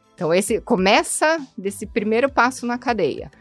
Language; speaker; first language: Portuguese; native; Portuguese